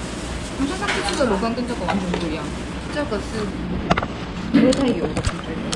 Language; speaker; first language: Chinese; non-native, fluent; Korean